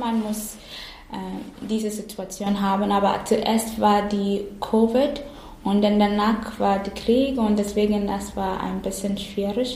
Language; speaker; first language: German; non-native, learner; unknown